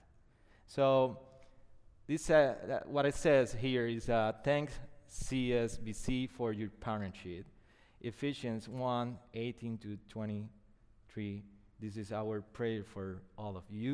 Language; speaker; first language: English; non-native, fluent; Spanish